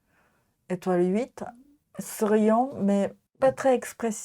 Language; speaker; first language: French; non-native, learner; Japanese